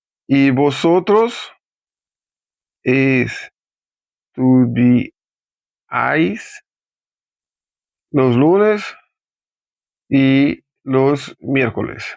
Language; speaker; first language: Spanish; non-native, fluent; Portuguese